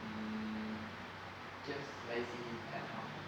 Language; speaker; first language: English; non-native, learner; Vietnamese